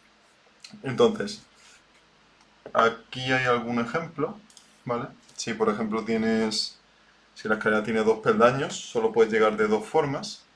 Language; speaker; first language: Spanish; native; Spanish